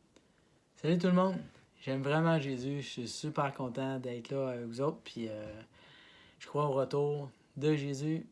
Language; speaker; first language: French; native; French